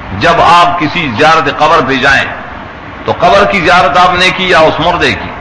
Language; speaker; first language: Urdu; non-native, local second language; Pashto